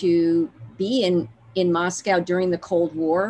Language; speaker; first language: English; native; English